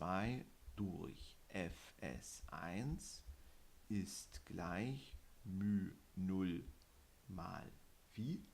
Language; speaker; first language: German; native; German